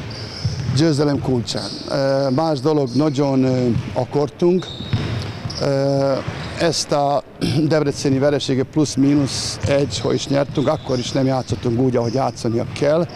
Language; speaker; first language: Hungarian; non-native, fluent; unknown